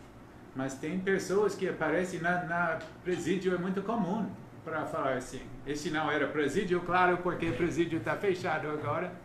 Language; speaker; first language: Portuguese; non-native, learner; English